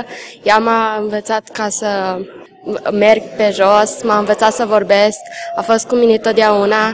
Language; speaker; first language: Romanian; early bilingual, heritage; Romanian